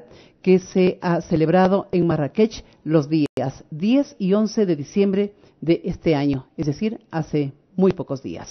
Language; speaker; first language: Spanish; native; Spanish